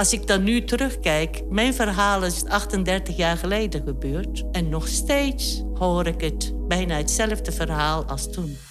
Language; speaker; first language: Dutch; non-native, fluent; Turkish